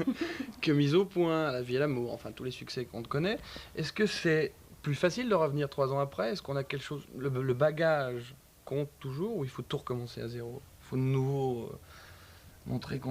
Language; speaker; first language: French; native; French